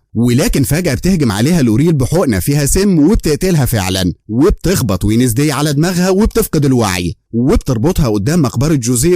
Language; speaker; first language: Arabic; native; Arabic